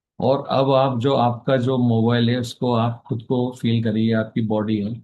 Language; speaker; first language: Hindi; native; Hindi